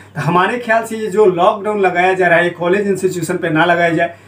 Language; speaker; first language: Hindi; native; Hindi